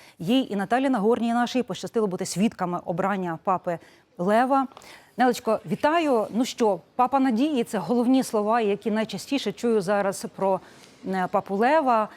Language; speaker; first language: Ukrainian; native; Ukrainian